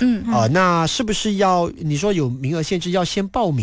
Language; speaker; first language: Chinese; native; Chinese